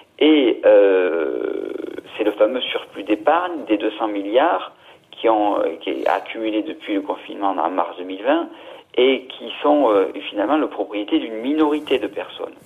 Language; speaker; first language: French; native; French